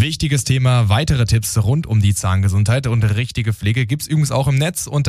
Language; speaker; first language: German; native; German